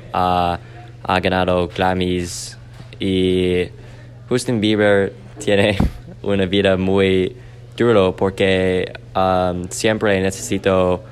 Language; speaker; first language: Spanish; non-native, learner; English